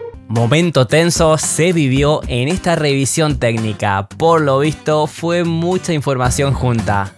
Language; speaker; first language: Spanish; native; Spanish